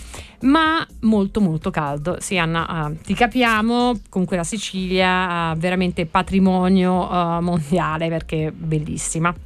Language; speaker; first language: Italian; native; Italian